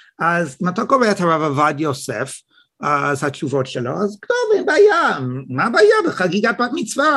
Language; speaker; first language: Hebrew; non-native, fluent; English